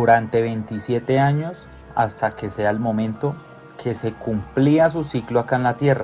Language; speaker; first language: Spanish; native; Spanish